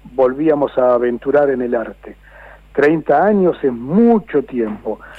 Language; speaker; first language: Spanish; native; Spanish